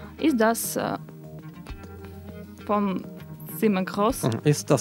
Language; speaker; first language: German; non-native, learner; Russian